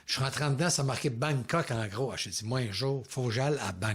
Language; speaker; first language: French; native; French